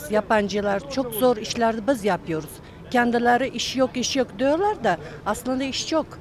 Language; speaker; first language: Turkish; non-native, learner; Uzbek